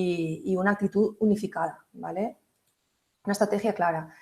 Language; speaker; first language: Spanish; native; Spanish